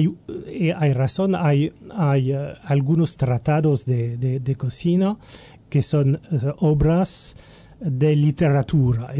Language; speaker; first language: Spanish; non-native, learner; French